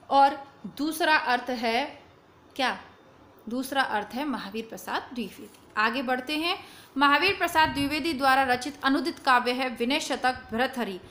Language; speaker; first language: Hindi; native; Hindi